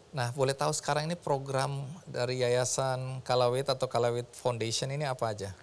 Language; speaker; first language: Indonesian; native; Indonesian